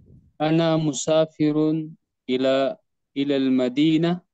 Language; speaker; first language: Arabic; non-native, learner; Indonesian